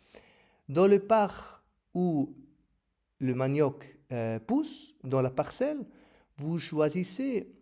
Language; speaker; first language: French; non-native, learner; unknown